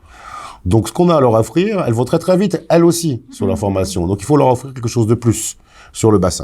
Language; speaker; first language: French; native; French